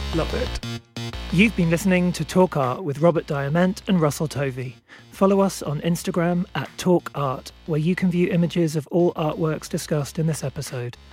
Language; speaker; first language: English; native; English